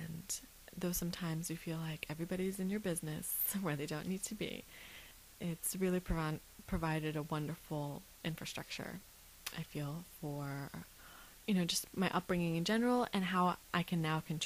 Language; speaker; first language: English; native; English